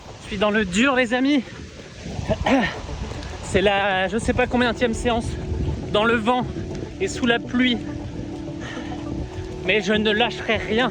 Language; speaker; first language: French; native; French